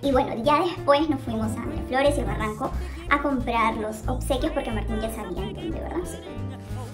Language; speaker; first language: Spanish; native; Spanish